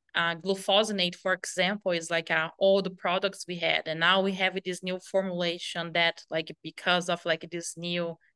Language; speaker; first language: English; non-native, fluent; Portuguese